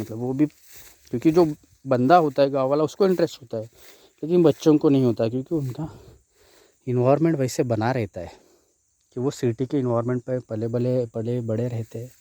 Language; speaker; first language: Hindi; non-native, local second language; Marathi